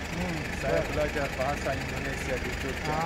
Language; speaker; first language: Indonesian; non-native, fluent; Turkish